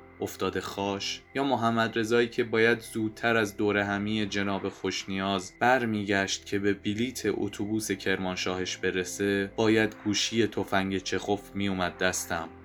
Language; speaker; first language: Persian; native; Persian